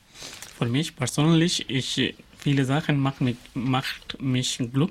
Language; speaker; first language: German; non-native, learner; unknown